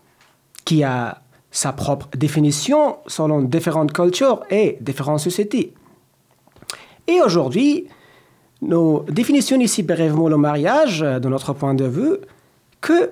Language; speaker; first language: French; non-native, learner; Persian